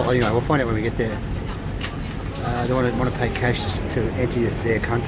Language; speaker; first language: English; native; English